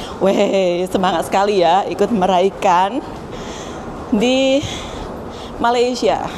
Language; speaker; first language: Indonesian; native; Indonesian